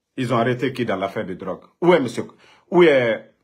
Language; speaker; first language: French; non-native, local second language; Mandingo